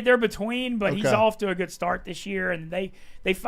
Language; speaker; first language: English; native; English